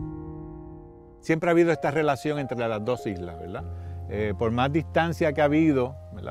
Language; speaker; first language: Spanish; native; Spanish